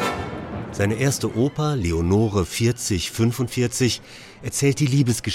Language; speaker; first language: German; native; German